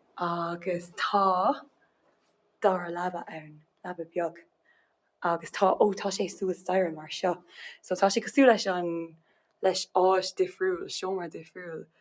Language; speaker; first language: Irish; non-native, local second language; English